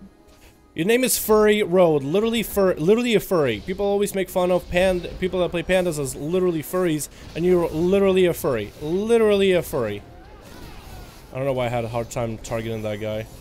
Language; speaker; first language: English; native; English